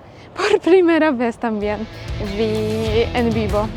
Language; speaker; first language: Spanish; non-native, fluent; Polish